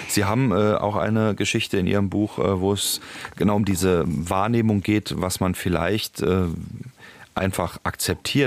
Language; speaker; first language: German; native; German